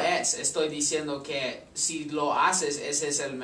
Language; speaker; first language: Spanish; non-native, learner; English